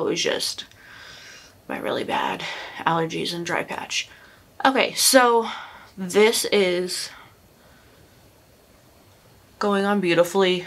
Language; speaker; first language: English; native; English